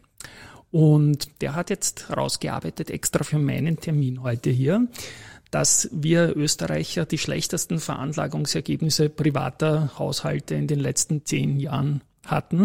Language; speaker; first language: German; native; German